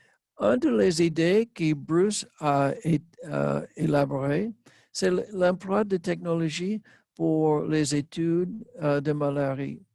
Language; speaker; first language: French; non-native, learner; English